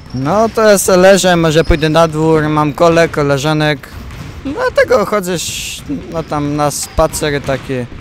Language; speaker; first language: Polish; early bilingual, other home language; Ukrainian